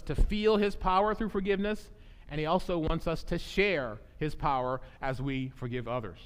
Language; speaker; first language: English; native; English